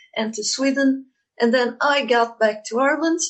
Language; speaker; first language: English; non-native, fluent; Portuguese